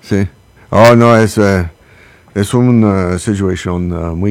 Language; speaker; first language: Spanish; non-native, learner; English